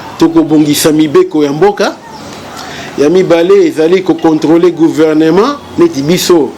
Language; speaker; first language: Lingala; native; Lingala